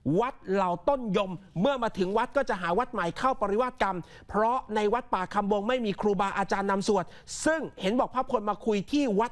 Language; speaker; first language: Thai; native; Thai